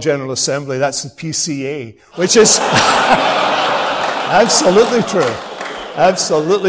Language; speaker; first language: English; native; English